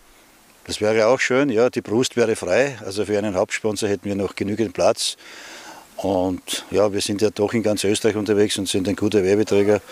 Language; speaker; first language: German; native; German